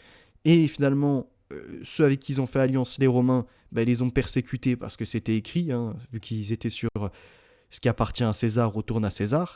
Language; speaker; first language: French; native; French